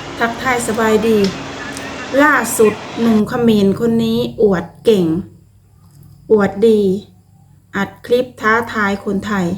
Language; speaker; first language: Thai; non-native, local second language; Lao